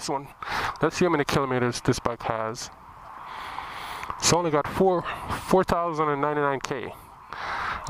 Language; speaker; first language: English; native; English